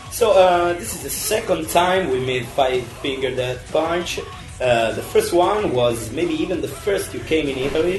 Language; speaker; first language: English; non-native, fluent; Italian